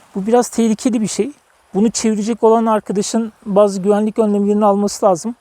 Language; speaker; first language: Turkish; native; Turkish